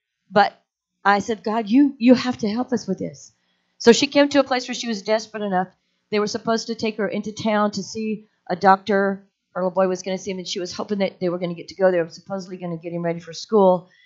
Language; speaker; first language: English; native; English